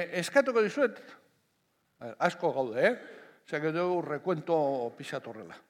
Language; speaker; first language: Basque; non-native, local second language; Spanish